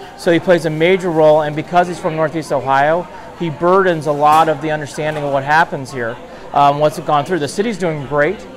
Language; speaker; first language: English; native; English